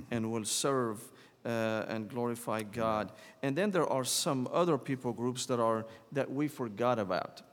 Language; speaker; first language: English; non-native, fluent; Arabic